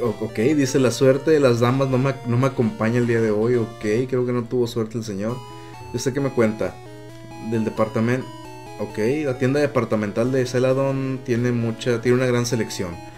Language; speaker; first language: Spanish; native; Spanish